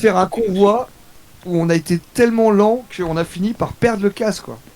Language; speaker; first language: French; native; French